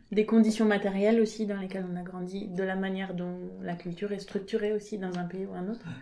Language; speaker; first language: French; native; French